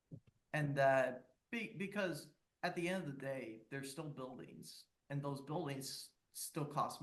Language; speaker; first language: English; native; English